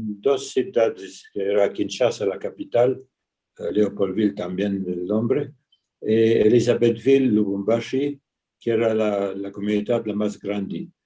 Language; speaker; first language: Spanish; early bilingual, heritage; Ladino